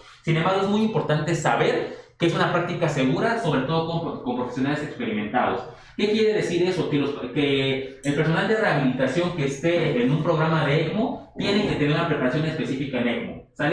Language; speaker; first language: Spanish; native; Spanish